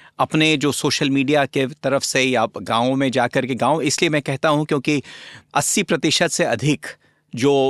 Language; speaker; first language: Hindi; native; Hindi